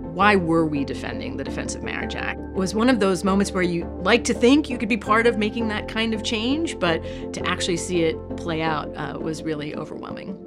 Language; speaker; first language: English; native; English